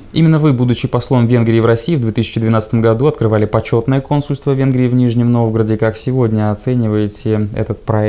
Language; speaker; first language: Russian; native; Russian